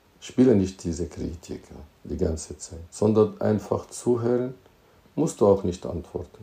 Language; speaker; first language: German; non-native, fluent; Arabic